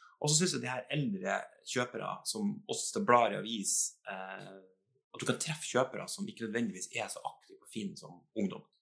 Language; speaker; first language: Norwegian; native; Norwegian